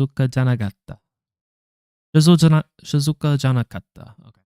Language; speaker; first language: Japanese; non-native, learner; English